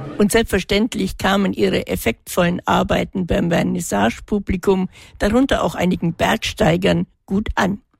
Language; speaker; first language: German; native; German